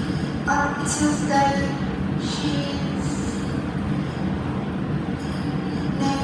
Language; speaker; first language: English; non-native, learner; Vietnamese